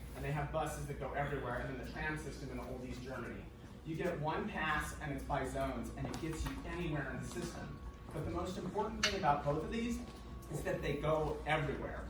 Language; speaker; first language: English; native; English